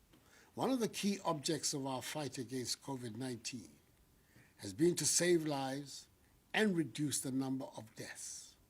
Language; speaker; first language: English; non-native, local second language; Akan